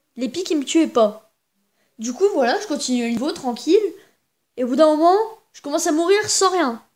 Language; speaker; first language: French; native; French